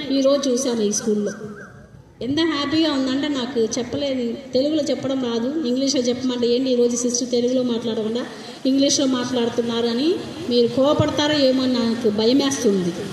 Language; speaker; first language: Telugu; non-native, local second language; Tamil